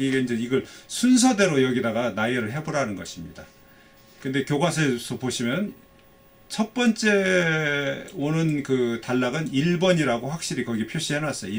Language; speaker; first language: Korean; native; Korean